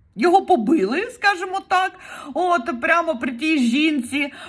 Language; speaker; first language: Ukrainian; non-native, local second language; Russian